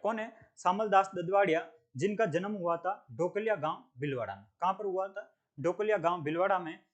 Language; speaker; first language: Hindi; native; Hindi